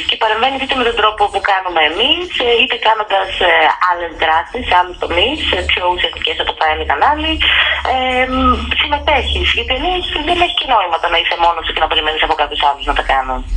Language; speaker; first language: Greek; native; Greek